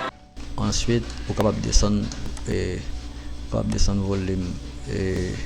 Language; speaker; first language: French; non-native, learner; Haitian Creole